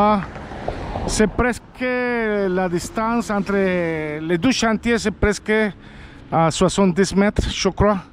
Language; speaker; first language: French; non-native, learner; Spanish